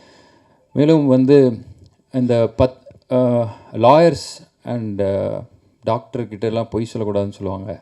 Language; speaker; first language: Tamil; native; Tamil